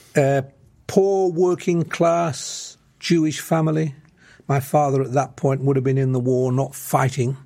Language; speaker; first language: English; early bilingual, other home language; Lithuanian